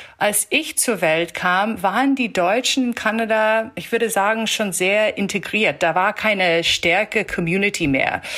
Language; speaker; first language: German; early bilingual, heritage; German